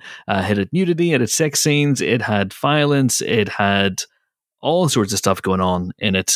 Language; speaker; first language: English; native; English